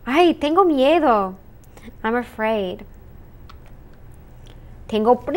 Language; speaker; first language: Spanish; non-native, fluent; English